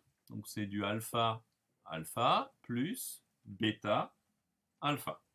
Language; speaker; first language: French; native; French